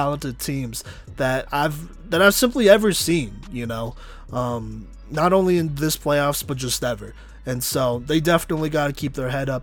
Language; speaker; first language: English; native; English